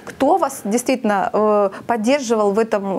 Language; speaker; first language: Russian; native; Russian